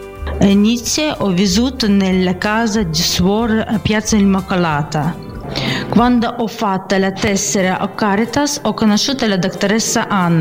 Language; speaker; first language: Italian; non-native, fluent; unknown